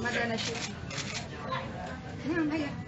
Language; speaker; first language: Arabic; non-native, learner; Indonesian